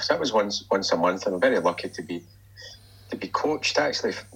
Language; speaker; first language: English; native; English